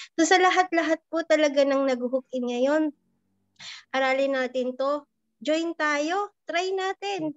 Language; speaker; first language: Filipino; native; Filipino